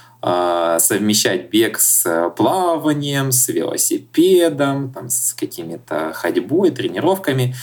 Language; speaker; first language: Russian; native; Russian